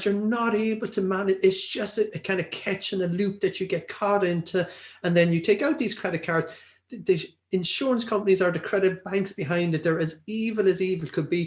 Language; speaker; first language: English; native; English